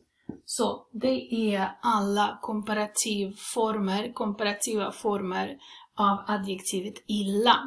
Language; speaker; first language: Swedish; non-native, fluent; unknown